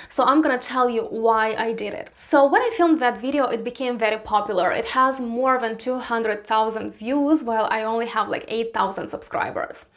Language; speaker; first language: English; non-native, fluent; Romanian